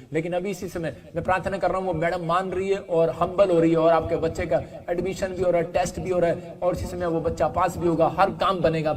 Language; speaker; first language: Hindi; non-native, local second language; Punjabi